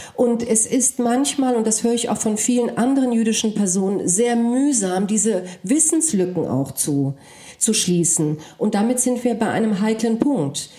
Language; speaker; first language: German; early bilingual, other home language; Polish